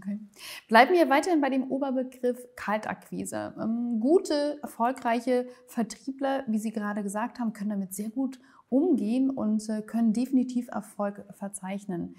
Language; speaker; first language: German; native; German